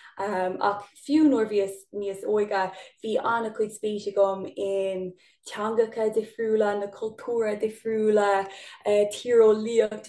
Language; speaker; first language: Irish; non-native, local second language; English